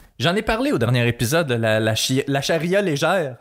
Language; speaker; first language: French; native; French